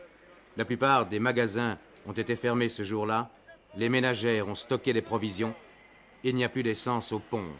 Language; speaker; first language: French; native; French